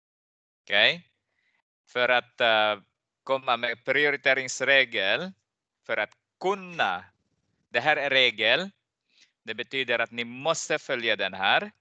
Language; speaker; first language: Swedish; non-native, fluent; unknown